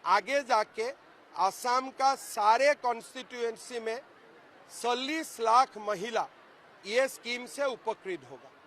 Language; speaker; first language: Hindi; non-native, local second language; Assamese